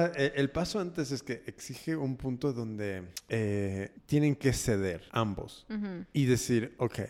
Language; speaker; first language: Spanish; early bilingual, heritage; Spanish